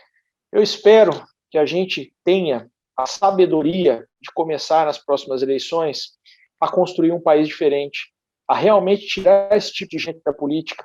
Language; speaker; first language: Portuguese; native; Portuguese